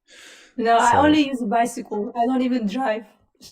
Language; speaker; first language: English; non-native, fluent; Italian